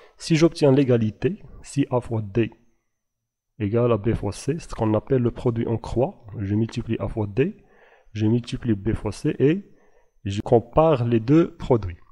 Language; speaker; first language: French; non-native, local second language; Arabic